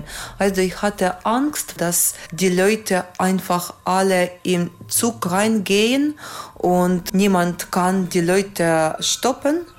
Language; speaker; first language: German; non-native, fluent; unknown